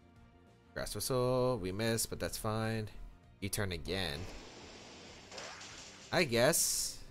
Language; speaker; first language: English; native; English